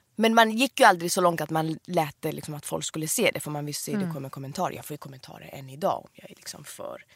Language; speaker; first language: Swedish; early bilingual, other home language; Persian